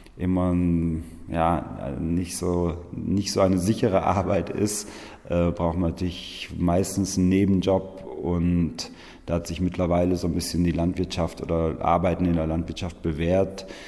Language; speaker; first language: German; native; German